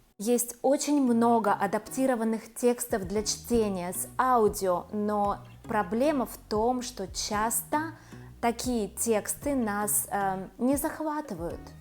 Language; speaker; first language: Russian; native; Russian